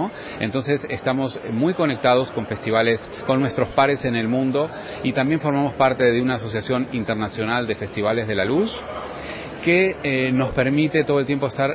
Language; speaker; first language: Spanish; native; Spanish